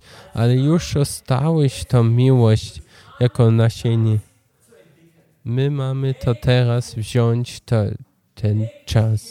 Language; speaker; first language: Polish; non-native, learner; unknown